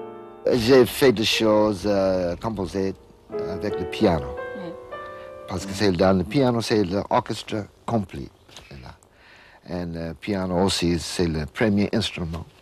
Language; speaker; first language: French; non-native, learner; English